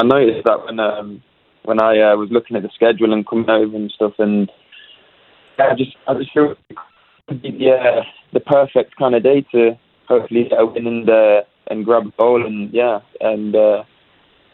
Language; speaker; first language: English; native; English